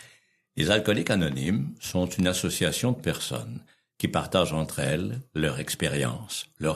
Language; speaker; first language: French; native; French